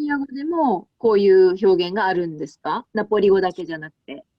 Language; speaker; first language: Japanese; native; Japanese